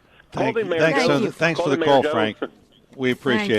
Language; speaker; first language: English; native; English